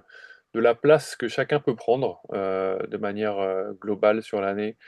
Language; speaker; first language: French; native; French